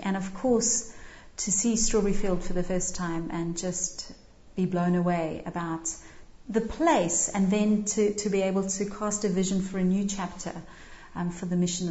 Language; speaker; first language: English; native; English